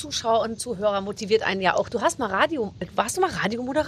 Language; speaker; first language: German; native; German